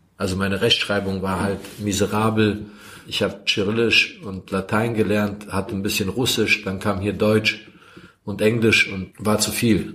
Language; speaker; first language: German; early bilingual, other home language; Croatian